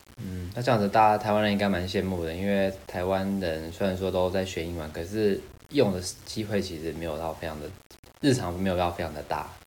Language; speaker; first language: Chinese; native; Chinese